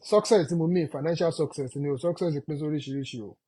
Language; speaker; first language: English; non-native, local second language; Yoruba